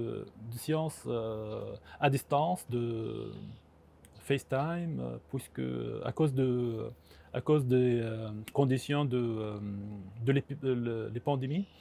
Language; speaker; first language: French; non-native, local second language; Arabic